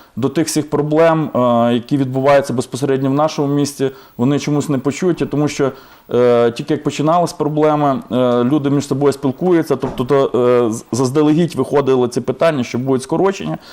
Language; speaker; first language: Ukrainian; native; Ukrainian